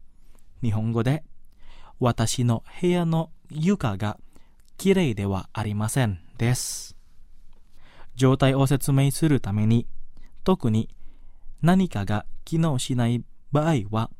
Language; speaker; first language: Japanese; non-native, fluent; Indonesian